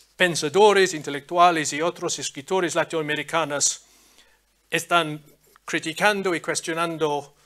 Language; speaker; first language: Spanish; non-native, fluent; English